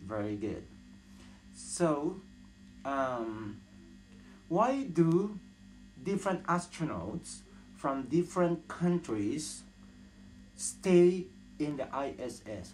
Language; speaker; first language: English; non-native, local second language; Filipino